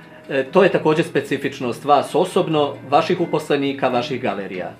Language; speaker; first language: Croatian; native; Croatian